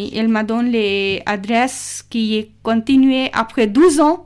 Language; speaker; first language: French; non-native, learner; Urdu